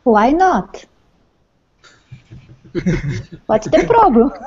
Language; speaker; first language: English; non-native, learner; Portuguese